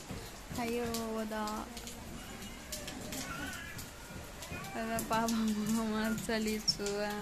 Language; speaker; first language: Chinese; non-native, learner; Nepali